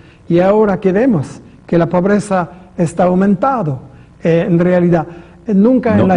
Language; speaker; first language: Spanish; non-native, fluent; French